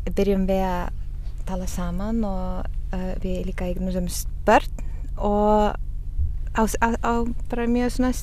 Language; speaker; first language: Icelandic; non-native, fluent; Lithuanian